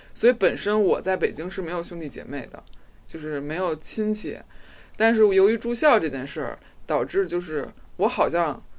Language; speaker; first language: Chinese; native; Chinese